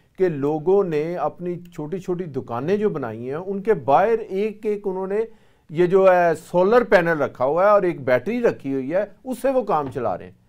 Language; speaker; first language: Urdu; native; Urdu